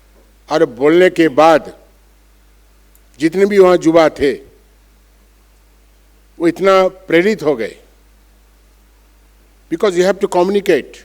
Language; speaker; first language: Hindi; non-native, local second language; Bangla